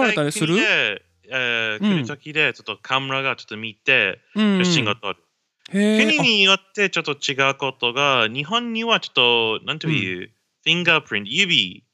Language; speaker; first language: Japanese; non-native, learner; English